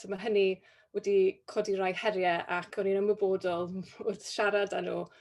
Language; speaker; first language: Welsh; native; Welsh